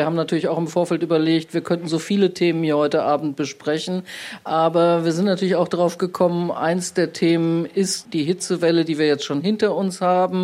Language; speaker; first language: German; native; German